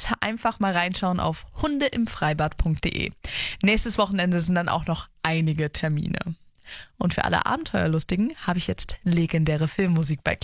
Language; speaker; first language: German; native; German